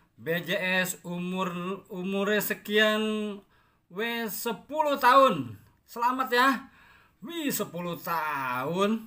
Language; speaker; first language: Javanese; non-native, local second language; Sundanese